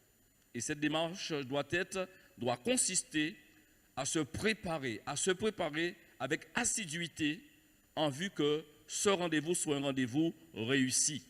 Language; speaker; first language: French; native; French